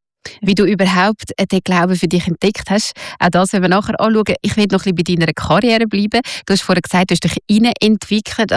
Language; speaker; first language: German; native; German